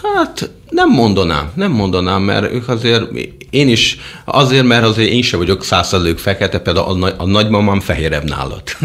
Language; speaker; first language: Hungarian; non-native, fluent; Portuguese